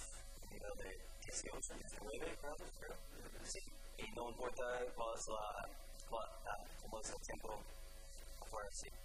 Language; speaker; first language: Spanish; non-native, fluent; English